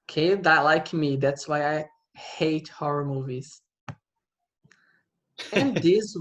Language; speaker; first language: English; non-native, fluent; Portuguese